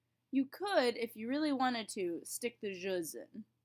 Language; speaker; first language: English; native; English